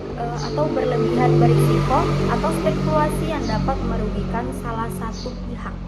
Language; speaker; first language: Indonesian; native; Indonesian